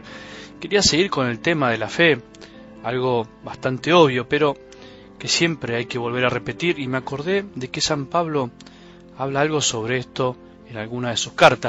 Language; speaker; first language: Spanish; native; Spanish